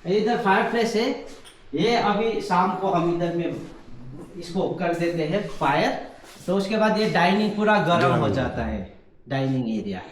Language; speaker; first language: Hindi; non-native, local second language; Nepali